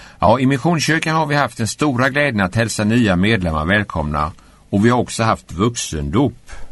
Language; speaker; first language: Swedish; native; Swedish